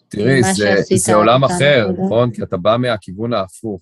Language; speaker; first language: Hebrew; native; Hebrew